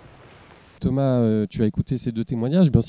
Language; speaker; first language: French; native; French